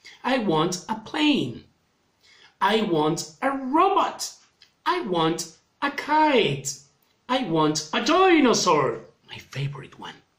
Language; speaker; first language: English; non-native, fluent; Spanish